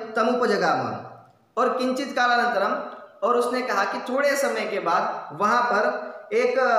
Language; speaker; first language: Hindi; non-native, local second language; Marathi